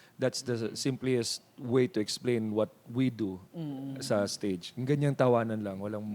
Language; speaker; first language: Filipino; native; Filipino